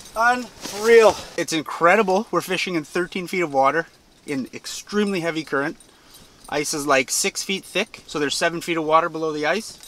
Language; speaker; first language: English; native; English